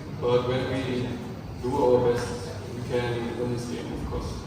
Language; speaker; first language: English; non-native, fluent; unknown